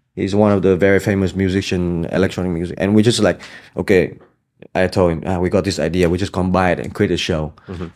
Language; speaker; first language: English; non-native, fluent; Vietnamese